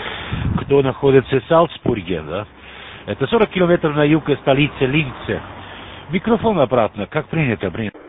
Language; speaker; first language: Russian; non-native, learner; German